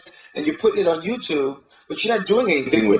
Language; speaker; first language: English; native; English